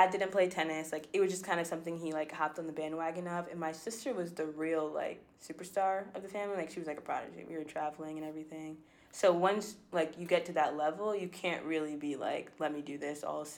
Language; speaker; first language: English; native; English